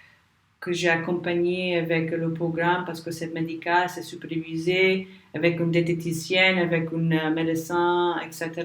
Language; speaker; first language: French; non-native, learner; English